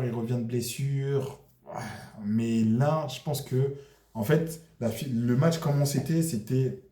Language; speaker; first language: French; native; French